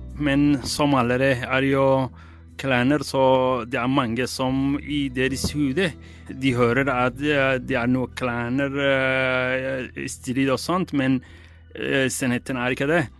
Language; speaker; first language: Norwegian; non-native, fluent; Somali